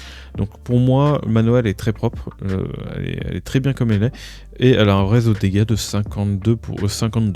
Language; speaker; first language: French; native; French